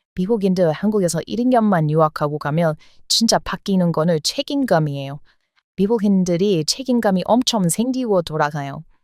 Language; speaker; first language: Korean; non-native, fluent; English